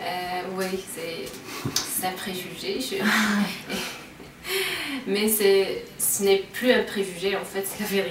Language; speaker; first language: French; non-native, local second language; Arabic